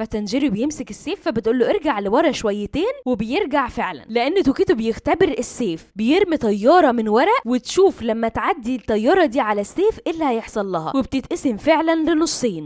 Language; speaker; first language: Arabic; native; Arabic